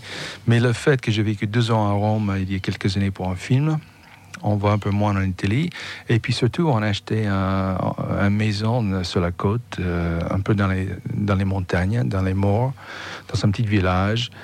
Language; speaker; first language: French; non-native, fluent; English